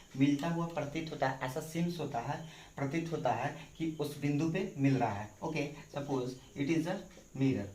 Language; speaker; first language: Hindi; native; Hindi